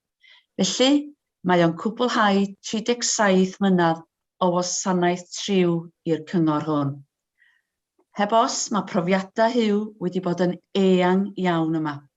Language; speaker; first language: Welsh; native; Welsh